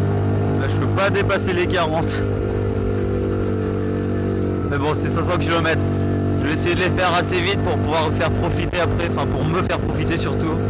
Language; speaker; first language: French; native; French